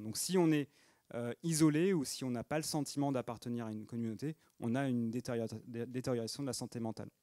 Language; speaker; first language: French; native; French